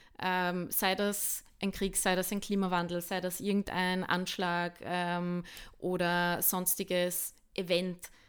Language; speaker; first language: German; early bilingual, other home language; Bosnian